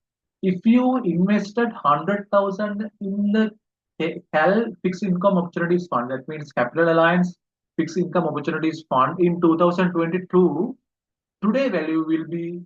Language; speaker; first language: English; non-native, local second language; Sinhala